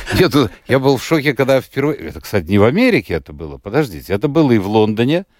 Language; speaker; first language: Russian; native; Russian